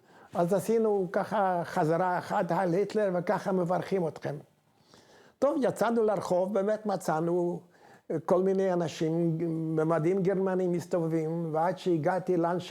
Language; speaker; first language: Hebrew; non-native, fluent; Hungarian